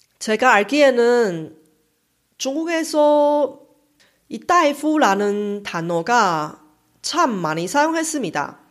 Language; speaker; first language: Korean; non-native, fluent; Chinese